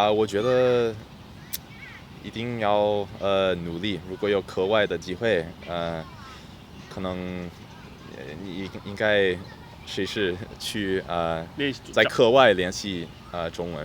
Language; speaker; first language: Chinese; early bilingual, heritage; English